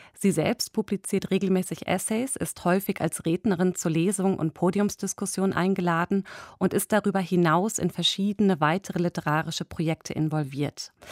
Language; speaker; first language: German; native; German